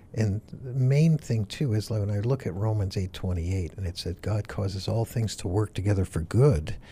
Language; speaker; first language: English; native; English